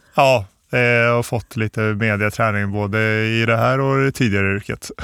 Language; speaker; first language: Swedish; early bilingual, other home language; Bosnian